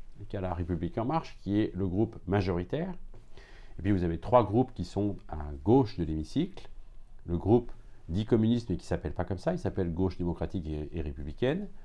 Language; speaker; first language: French; native; French